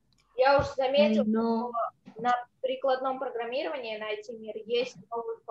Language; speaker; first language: Russian; native; Russian